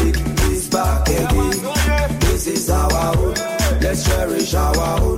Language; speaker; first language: English; non-native, local second language; Akan